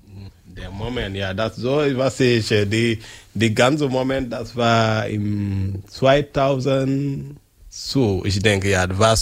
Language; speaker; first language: German; non-native, learner; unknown